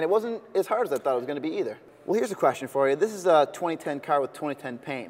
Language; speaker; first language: English; native; English